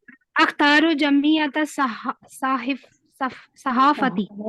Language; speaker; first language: Arabic; non-native, learner; Urdu